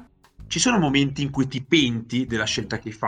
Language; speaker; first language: Italian; native; Italian